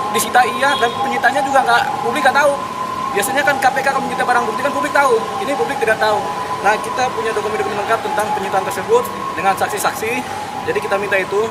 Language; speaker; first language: Indonesian; native; Indonesian